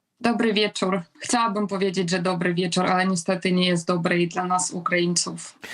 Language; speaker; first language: Polish; non-native, fluent; Ukrainian